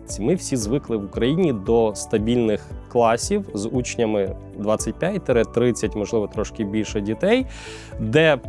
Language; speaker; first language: Ukrainian; native; Ukrainian